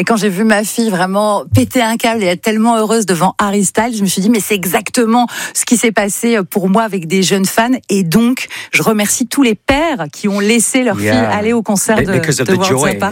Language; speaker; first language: French; native; French